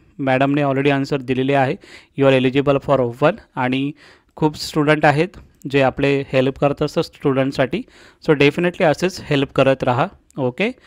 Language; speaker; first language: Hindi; non-native, local second language; Marathi